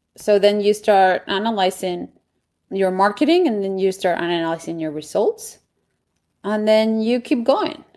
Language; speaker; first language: English; non-native, fluent; Spanish